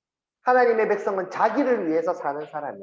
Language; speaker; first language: Korean; native; Korean